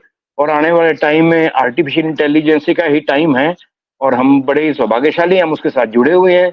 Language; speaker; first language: Hindi; native; Hindi